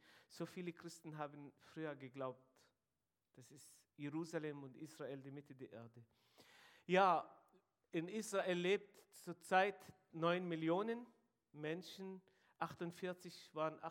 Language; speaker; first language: German; non-native, fluent; Arabic